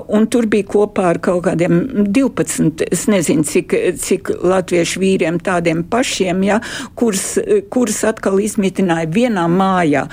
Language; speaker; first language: Latvian; early bilingual, heritage; Latvian